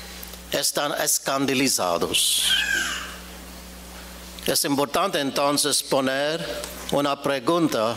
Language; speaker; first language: Spanish; non-native, fluent; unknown